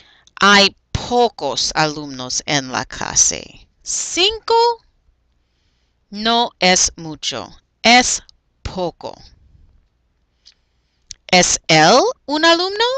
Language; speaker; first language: Spanish; non-native, fluent; English